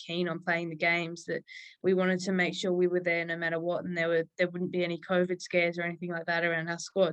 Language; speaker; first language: English; native; English